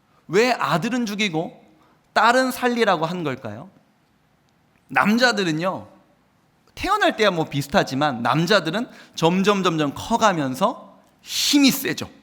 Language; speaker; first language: Korean; native; Korean